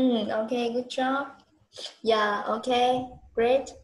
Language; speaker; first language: English; non-native, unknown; Vietnamese